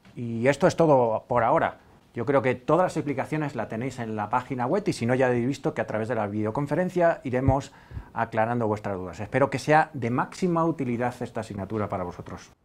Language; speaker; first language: Spanish; native; Spanish